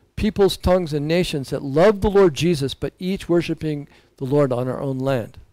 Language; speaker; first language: English; native; English